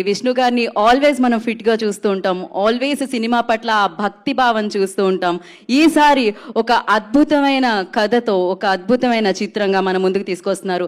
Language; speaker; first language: Telugu; native; Telugu